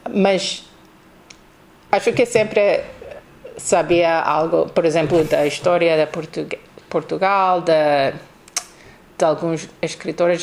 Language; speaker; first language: Portuguese; non-native, learner; English